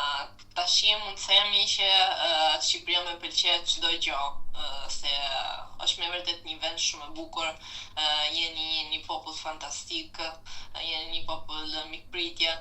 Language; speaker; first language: Albanian; non-native, fluent; Italian